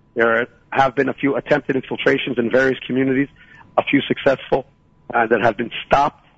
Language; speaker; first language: English; native; English